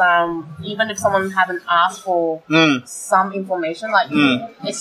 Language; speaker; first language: English; non-native, local second language; Cantonese